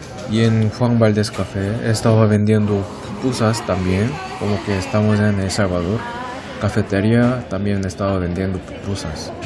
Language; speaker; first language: Spanish; non-native, learner; Korean